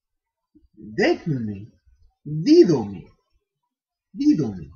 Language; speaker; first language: Greek; non-native, fluent; English